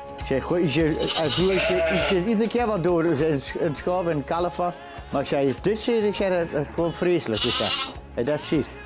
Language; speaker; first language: Dutch; native; Dutch